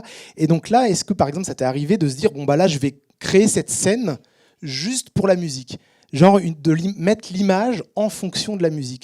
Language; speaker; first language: French; native; French